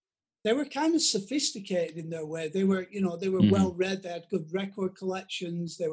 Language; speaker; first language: English; native; English